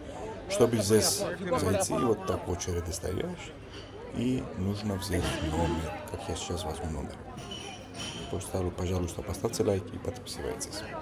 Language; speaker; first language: Russian; non-native, learner; Georgian